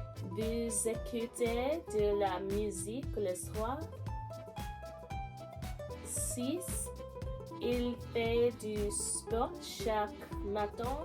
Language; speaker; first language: French; non-native, learner; English